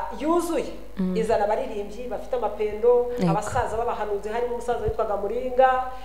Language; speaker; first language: Kinyarwanda; non-native, local second language; Swahili